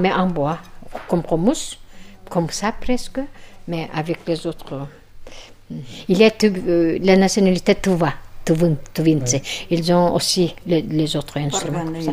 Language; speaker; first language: French; non-native, fluent; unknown